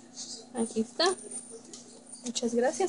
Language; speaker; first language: Spanish; early bilingual, heritage; Spanish